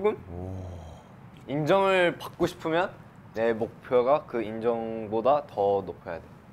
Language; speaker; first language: Korean; non-native, fluent; English